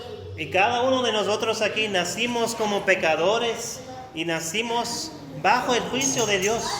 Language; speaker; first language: Spanish; non-native, fluent; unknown